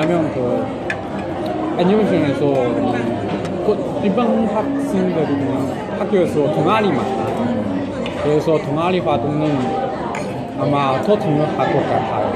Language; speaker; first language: Korean; non-native, learner; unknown